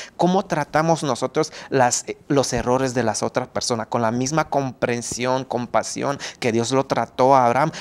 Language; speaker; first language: Spanish; non-native, fluent; Romanian